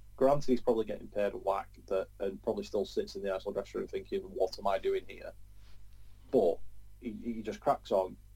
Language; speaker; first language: English; native; English